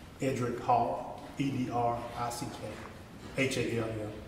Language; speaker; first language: English; native; English